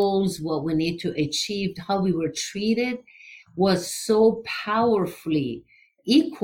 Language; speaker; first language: English; non-native, fluent; Persian